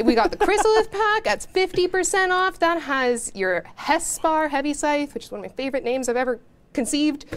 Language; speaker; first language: English; native; English